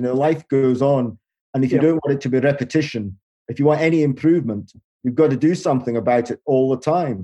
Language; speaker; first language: English; native; English